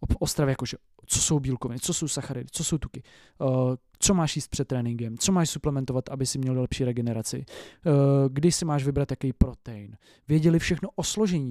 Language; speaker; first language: Czech; native; Czech